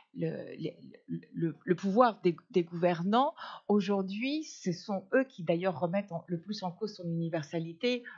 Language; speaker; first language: French; non-native, fluent; Spanish